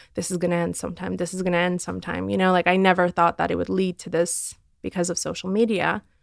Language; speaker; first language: English; non-native, fluent; Armenian